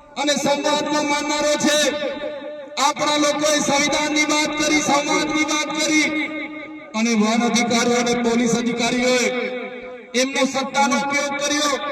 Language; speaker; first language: Gujarati; non-native, local second language; Vasavi